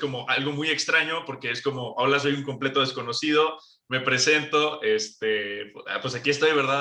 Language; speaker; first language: Spanish; native; Spanish